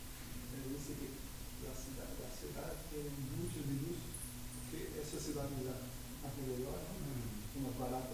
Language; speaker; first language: Portuguese; non-native, learner; Spanish